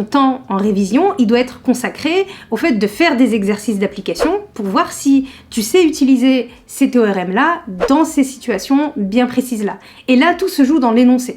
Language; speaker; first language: French; native; French